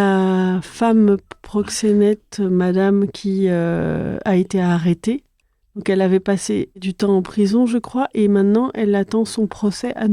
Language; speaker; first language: French; native; French